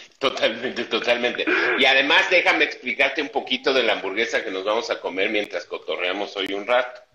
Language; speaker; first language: Spanish; native; Spanish